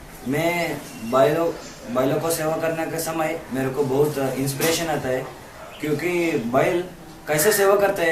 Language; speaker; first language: Hindi; non-native, local second language; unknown